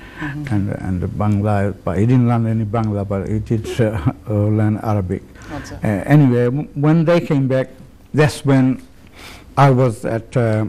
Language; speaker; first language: English; native; English